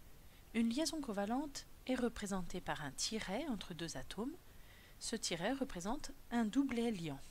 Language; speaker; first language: French; native; French